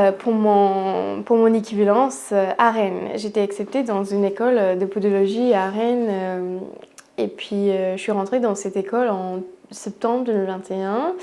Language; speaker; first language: French; non-native, fluent; English